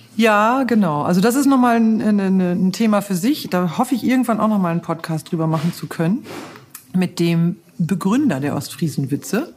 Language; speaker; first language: German; native; German